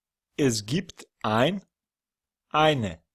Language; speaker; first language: German; non-native, fluent; Serbian